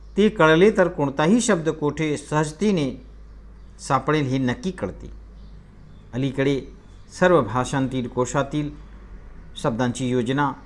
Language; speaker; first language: Marathi; non-native, local second language; Hindi